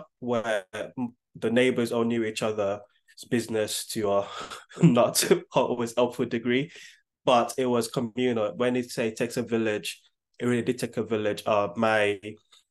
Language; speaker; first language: English; non-native, local second language; Yoruba